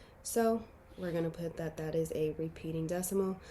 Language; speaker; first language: English; native; English